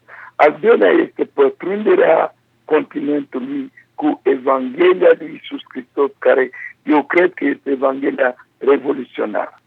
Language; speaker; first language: Romanian; non-native, fluent; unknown